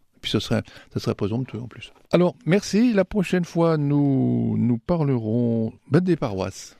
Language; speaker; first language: French; native; French